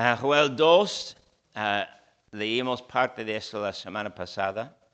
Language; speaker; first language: Spanish; non-native, fluent; English